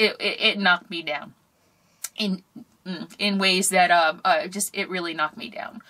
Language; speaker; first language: English; native; English